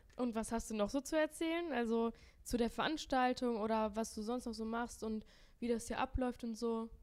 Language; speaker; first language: German; native; German